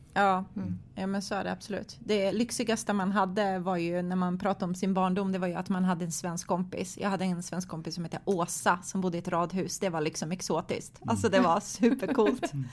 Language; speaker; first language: Swedish; early bilingual, other home language; Croatian